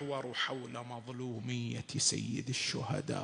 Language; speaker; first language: Arabic; native; Arabic